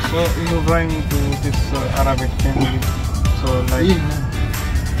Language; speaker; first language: English; non-native, fluent; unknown